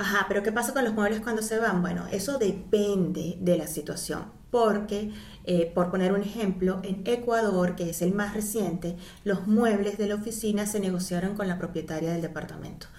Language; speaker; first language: Spanish; native; Spanish